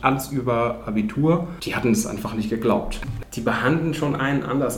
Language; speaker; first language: German; non-native, fluent; Arabic